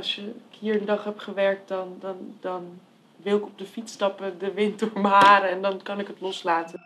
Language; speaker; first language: Dutch; native; Dutch